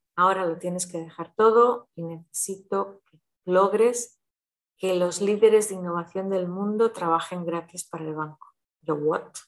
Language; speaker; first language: Spanish; early bilingual, heritage; Spanish